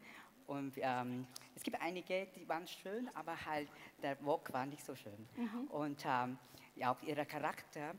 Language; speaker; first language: German; non-native, fluent; Vietnamese